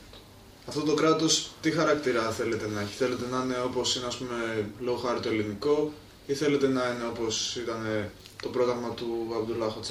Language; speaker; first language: Greek; native; Greek